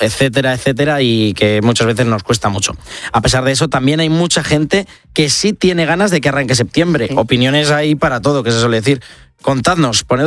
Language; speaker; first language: Spanish; native; Spanish